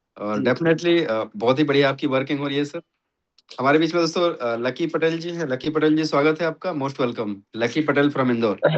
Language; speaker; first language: Hindi; native; Hindi